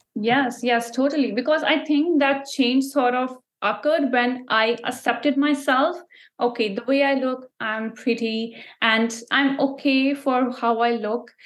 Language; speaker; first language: English; non-native, local second language; Punjabi